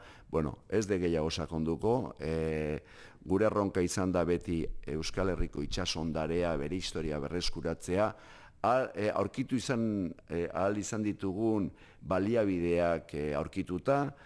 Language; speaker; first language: Basque; native; Basque